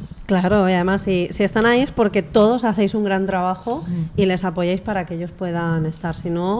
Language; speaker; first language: Spanish; native; Spanish